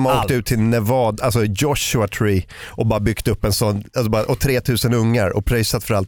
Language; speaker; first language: Swedish; native; Swedish